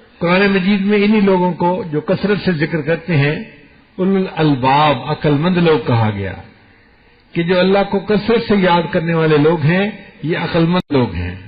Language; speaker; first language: Urdu; non-native, local second language; Punjabi